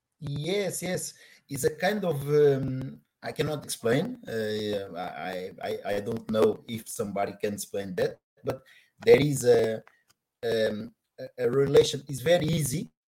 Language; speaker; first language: English; non-native, learner; Portuguese